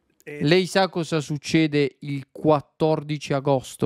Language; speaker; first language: Italian; native; Italian